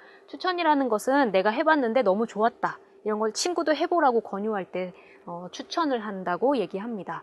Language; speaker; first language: Korean; native; Korean